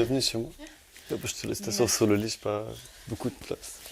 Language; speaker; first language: French; native; French